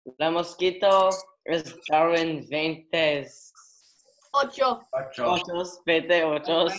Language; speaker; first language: Spanish; non-native, learner; English